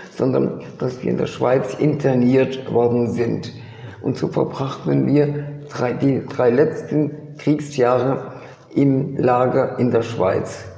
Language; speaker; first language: German; early bilingual, other home language; French